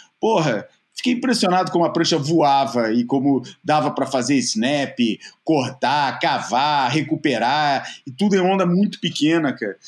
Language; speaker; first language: Portuguese; native; Portuguese